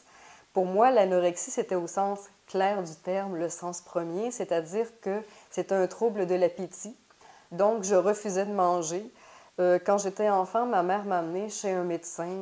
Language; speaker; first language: French; native; French